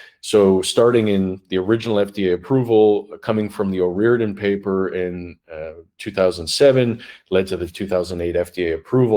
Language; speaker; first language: English; native; English